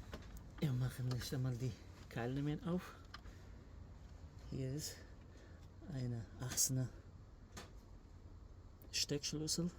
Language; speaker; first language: German; non-native, learner; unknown